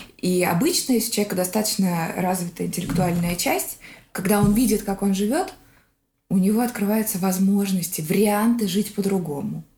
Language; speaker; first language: Russian; native; Russian